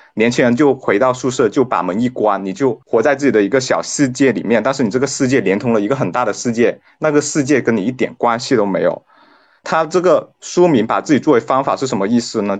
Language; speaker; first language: Chinese; non-native, local second language; Cantonese